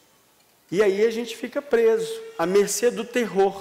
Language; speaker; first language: Portuguese; native; Portuguese